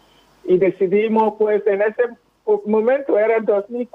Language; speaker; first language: Spanish; non-native, fluent; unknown